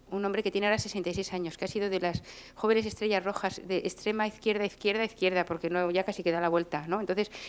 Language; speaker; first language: Spanish; native; Spanish